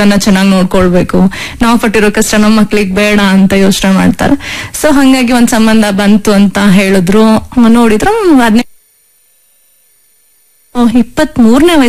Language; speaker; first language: Kannada; native; Kannada